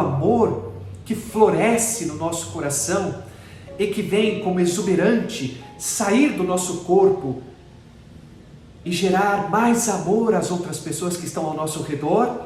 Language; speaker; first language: Portuguese; native; Portuguese